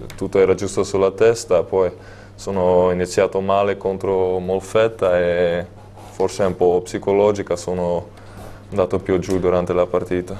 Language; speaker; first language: Italian; non-native, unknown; Dutch